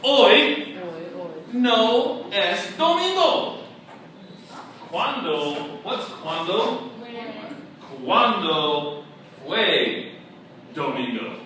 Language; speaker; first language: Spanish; non-native, fluent; English